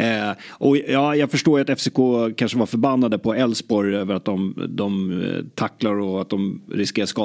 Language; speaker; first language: Swedish; native; Swedish